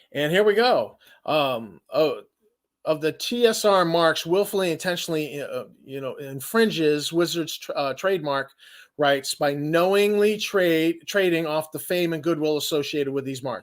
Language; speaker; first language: English; native; English